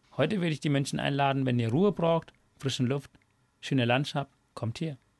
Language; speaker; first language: German; non-native, fluent; Tamil